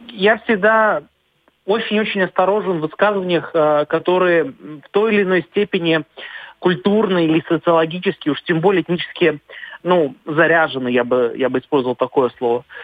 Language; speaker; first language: Russian; native; Russian